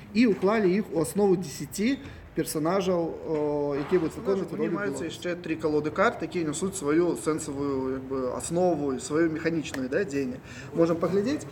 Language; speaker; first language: Belarusian; non-native, local second language; Russian